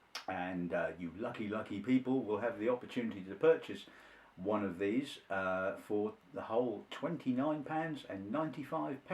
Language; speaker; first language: English; native; English